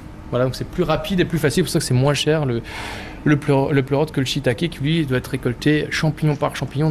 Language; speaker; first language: French; native; French